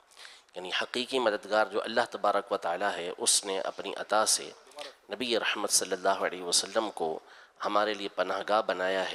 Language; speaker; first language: Urdu; native; Urdu